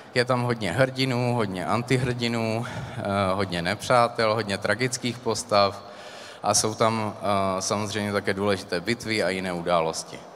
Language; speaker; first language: Czech; native; Czech